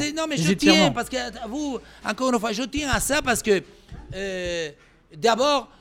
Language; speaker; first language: French; non-native, fluent; Spanish